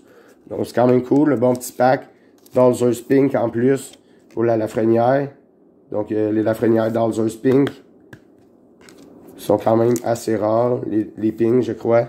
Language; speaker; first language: French; native; French